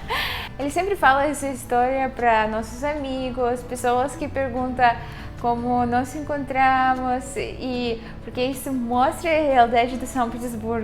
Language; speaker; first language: Portuguese; non-native, fluent; Russian